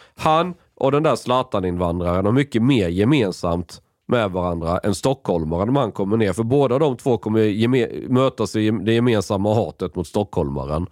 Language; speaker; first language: Swedish; native; Swedish